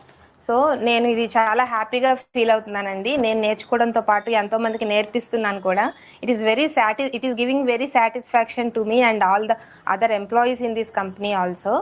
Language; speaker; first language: Telugu; native; Telugu